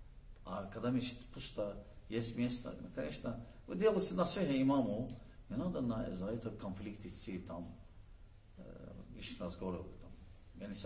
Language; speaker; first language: Russian; non-native, learner; Azerbaijani